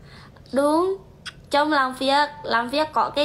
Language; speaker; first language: Vietnamese; non-native, learner; Indonesian